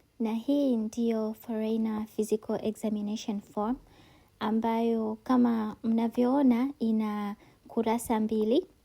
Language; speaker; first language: Swahili; native; Swahili